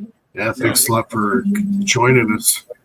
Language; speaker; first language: English; native; English